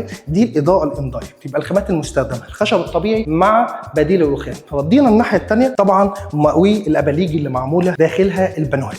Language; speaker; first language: Arabic; native; Arabic